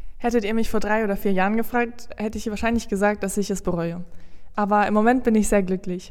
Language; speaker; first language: German; non-native, fluent; Spanish